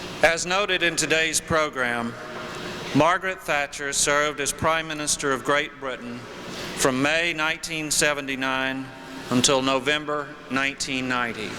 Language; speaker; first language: English; native; English